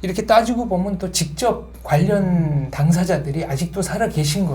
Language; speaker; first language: Korean; native; Korean